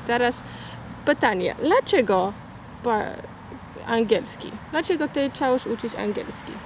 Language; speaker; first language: Polish; non-native, learner; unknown